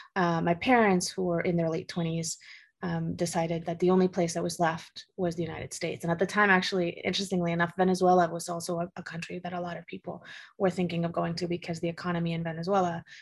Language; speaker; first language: English; early bilingual, other home language; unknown